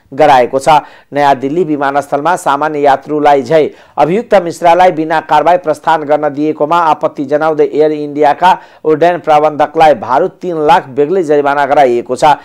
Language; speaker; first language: Nepali; non-native, local second language; Maithili